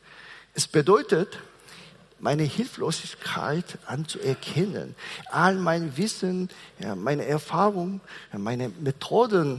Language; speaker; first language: German; non-native, fluent; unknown